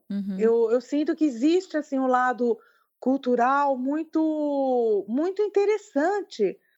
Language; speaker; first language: Portuguese; early bilingual, other home language; French